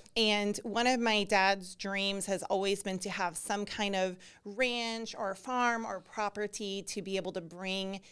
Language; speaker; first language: English; native; English